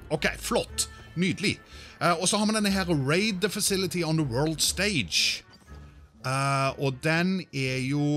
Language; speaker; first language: Norwegian; native; Norwegian